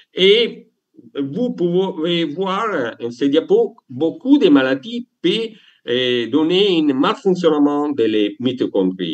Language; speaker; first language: French; non-native, learner; Italian